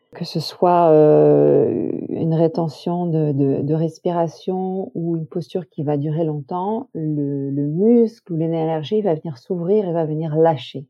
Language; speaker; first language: French; native; French